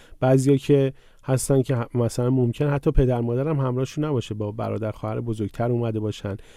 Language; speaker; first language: Persian; native; Persian